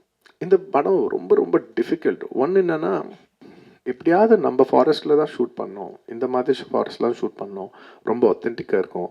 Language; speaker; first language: Tamil; non-native, local second language; Telugu